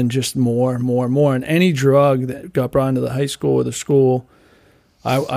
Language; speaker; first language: English; native; English